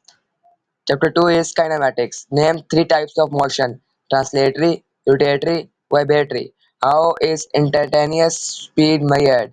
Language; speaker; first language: English; non-native, local second language; Urdu